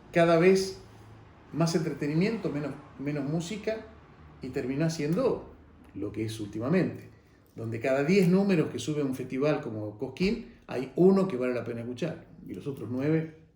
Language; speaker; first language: Spanish; native; Spanish